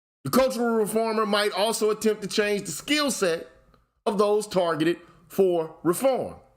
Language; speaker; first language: English; native; English